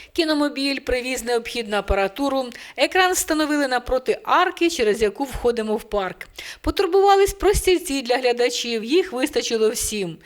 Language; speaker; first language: Ukrainian; native; Ukrainian